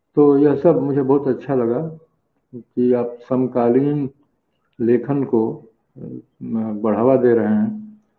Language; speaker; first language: Hindi; native; Hindi